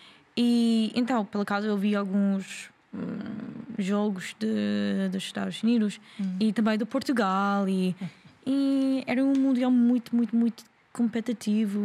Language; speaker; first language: Portuguese; non-native, learner; English